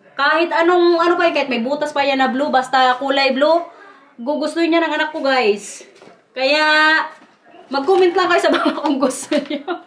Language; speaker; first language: Filipino; non-native, local second language; Waray